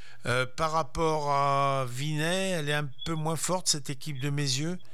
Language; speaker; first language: French; native; French